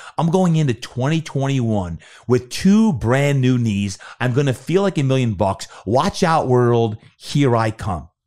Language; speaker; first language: English; native; English